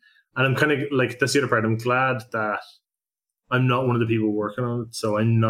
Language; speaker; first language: English; native; English